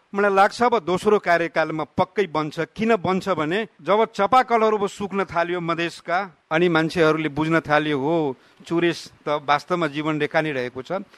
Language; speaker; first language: Nepali; non-native, local second language; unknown